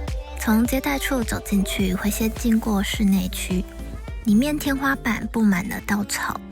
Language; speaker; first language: Chinese; native; Chinese